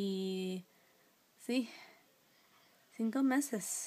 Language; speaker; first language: Spanish; non-native, learner; English